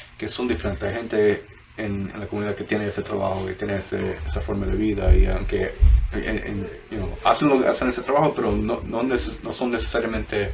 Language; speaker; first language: Spanish; early bilingual, heritage; Spanish